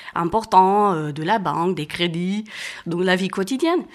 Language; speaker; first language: French; non-native, fluent; Romanian